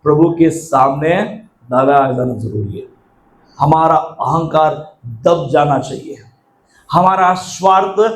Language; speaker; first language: Hindi; non-native, local second language; Marathi